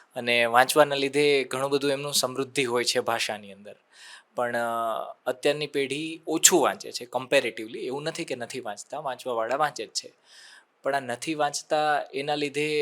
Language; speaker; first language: Gujarati; native; Gujarati